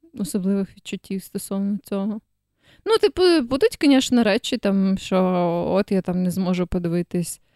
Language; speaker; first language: Ukrainian; native; Ukrainian